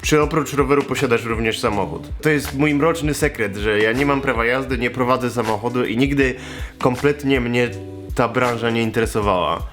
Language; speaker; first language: Polish; native; Polish